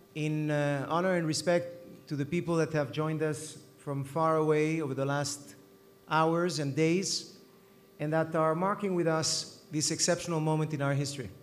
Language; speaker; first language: English; non-native, fluent; Spanish